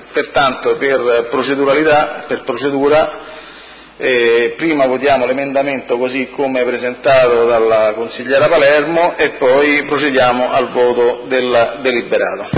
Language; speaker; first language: Italian; native; Italian